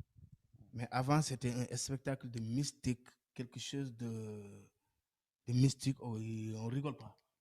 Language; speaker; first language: French; non-native, local second language; Wolof